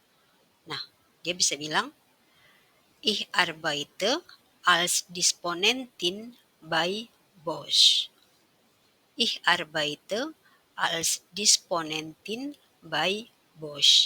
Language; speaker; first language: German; non-native, fluent; Indonesian